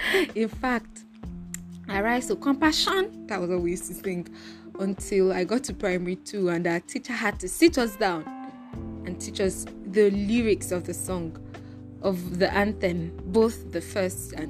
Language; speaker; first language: English; non-native, local second language; Yoruba